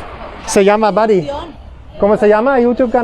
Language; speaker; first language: Spanish; non-native, learner; German